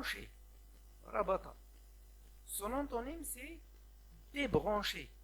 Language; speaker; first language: French; non-native, local second language; Arabic